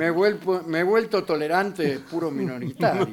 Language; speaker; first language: Spanish; native; Spanish